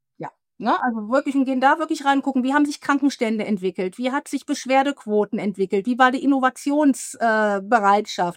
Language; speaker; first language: German; native; German